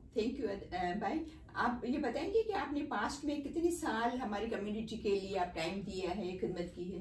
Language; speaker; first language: Urdu; native; Urdu